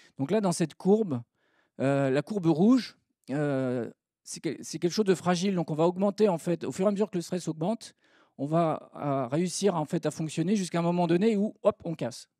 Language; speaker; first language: French; native; French